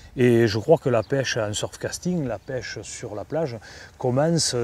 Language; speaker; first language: French; native; French